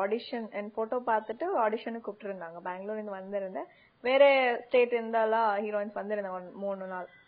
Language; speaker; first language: Tamil; non-native, fluent; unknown